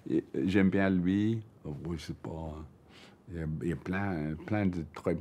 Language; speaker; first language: French; non-native, learner; English